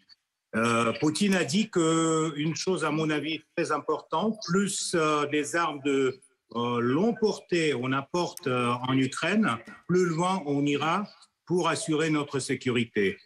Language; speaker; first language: French; non-native, fluent; Russian